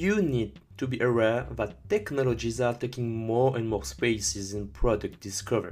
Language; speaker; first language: English; non-native, fluent; French